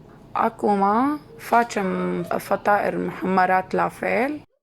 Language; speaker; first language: Romanian; non-native, learner; Arabic